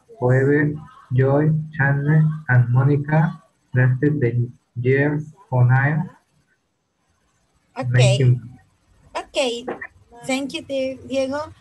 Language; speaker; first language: English; non-native, fluent; Spanish